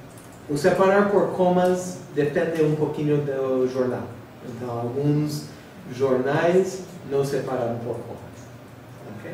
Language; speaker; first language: Portuguese; non-native, fluent; English